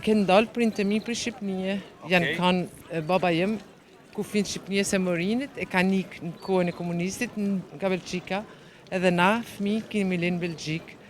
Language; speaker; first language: Albanian; early bilingual, heritage; Albanian